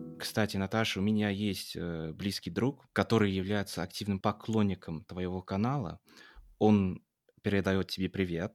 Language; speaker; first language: Russian; non-native, fluent; English